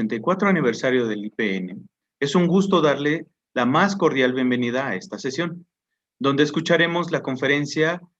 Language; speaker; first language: Spanish; native; Spanish